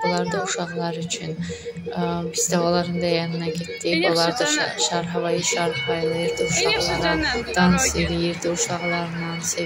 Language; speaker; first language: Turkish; non-native, learner; Azerbaijani